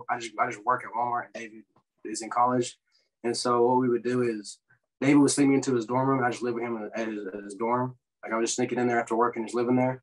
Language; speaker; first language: English; native; English